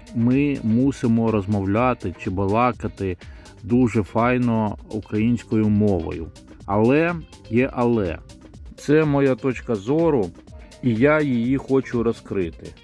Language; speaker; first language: Ukrainian; non-native, local second language; Russian